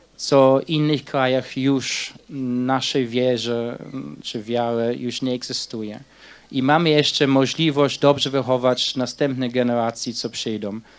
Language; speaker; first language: Polish; non-native, fluent; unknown